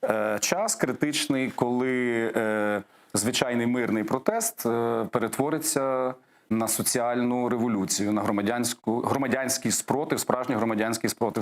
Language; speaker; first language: Ukrainian; native; Ukrainian